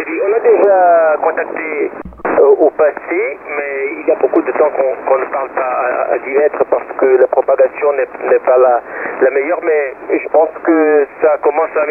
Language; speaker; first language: French; non-native, fluent; Portuguese